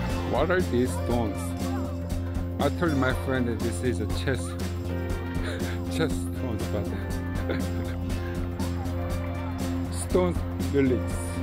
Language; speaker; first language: English; non-native, fluent; Korean